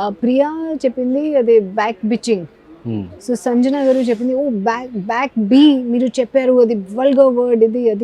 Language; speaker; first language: Telugu; non-native, learner; Hindi